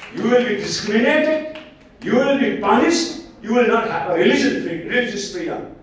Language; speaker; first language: English; non-native, local second language; Nepali